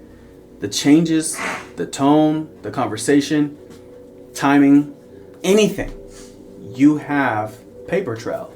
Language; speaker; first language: English; native; English